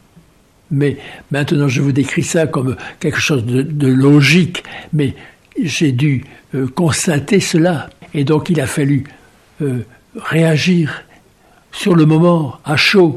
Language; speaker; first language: French; native; French